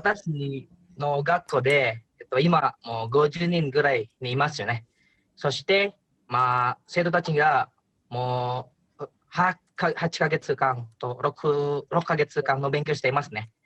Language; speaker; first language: Japanese; non-native, learner; Indonesian